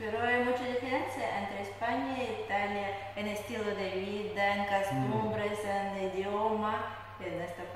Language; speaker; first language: Spanish; non-native, learner; Russian